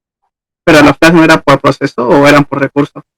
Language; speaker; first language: Spanish; native; Spanish